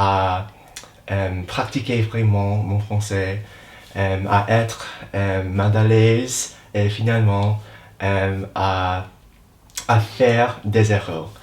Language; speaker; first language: French; non-native, learner; English